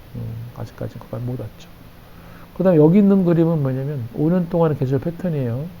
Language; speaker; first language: Korean; native; Korean